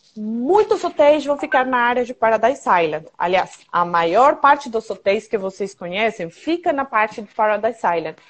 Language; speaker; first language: Portuguese; non-native, fluent; Spanish